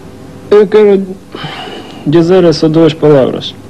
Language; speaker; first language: Portuguese; non-native, learner; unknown